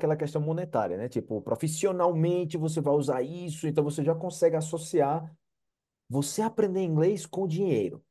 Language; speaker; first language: Portuguese; non-native, fluent; English